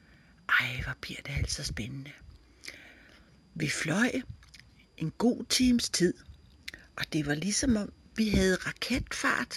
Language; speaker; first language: Danish; native; Danish